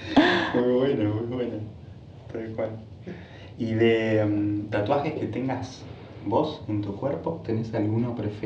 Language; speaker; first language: Spanish; native; Spanish